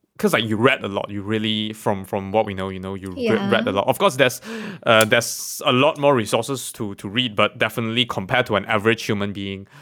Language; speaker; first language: English; non-native, local second language; Chinese